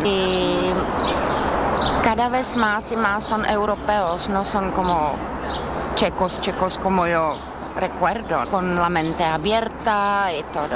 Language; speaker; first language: Spanish; non-native, learner; Czech